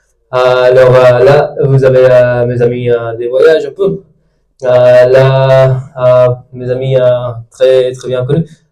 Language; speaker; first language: French; non-native, learner; Spanish